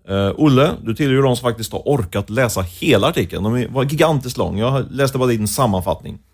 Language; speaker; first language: Swedish; native; Swedish